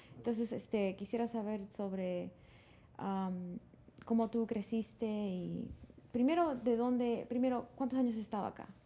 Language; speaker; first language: Spanish; early bilingual, heritage; Spanish